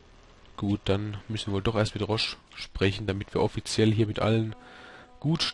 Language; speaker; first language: German; native; German